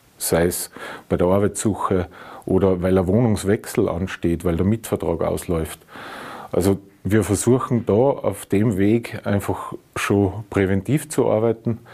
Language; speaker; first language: German; native; German